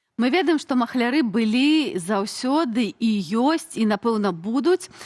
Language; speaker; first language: Belarusian; native; Belarusian